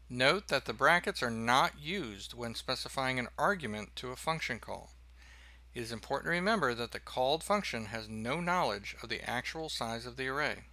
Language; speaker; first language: English; native; English